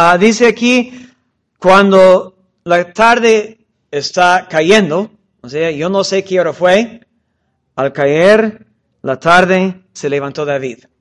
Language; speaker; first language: Spanish; non-native, fluent; English